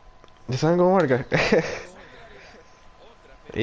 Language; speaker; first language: Spanish; native; Spanish